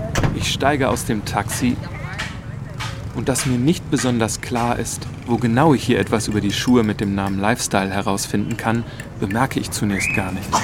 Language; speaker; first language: German; native; German